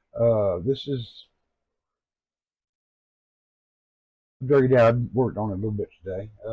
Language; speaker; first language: English; native; English